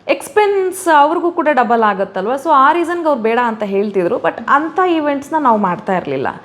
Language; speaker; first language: Kannada; native; Kannada